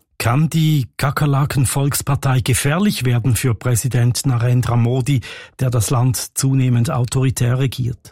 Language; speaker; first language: German; native; German